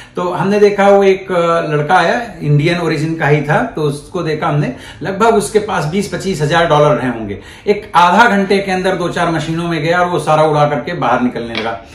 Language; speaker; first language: Hindi; native; Hindi